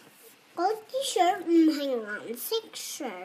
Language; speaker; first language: Chinese; early bilingual, heritage; Cantonese